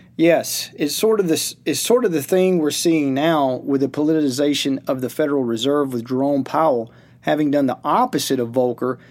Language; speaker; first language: English; native; English